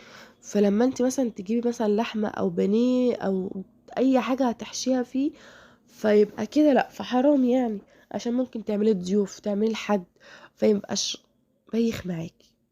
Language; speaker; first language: Arabic; native; Arabic